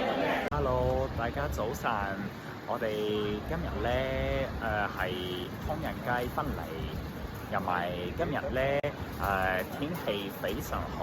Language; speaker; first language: Chinese; non-native, learner; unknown